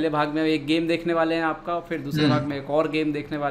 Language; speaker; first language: Hindi; native; Hindi